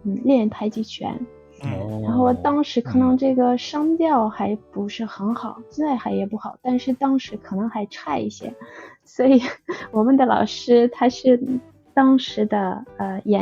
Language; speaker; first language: Chinese; non-native, fluent; Russian